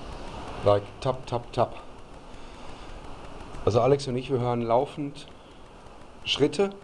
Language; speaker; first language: German; native; German